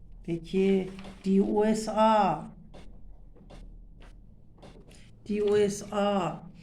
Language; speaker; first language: German; non-native, fluent; Turkish